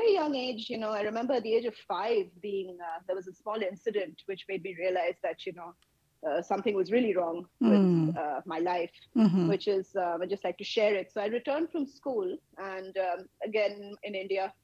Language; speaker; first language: English; non-native, local second language; Bangla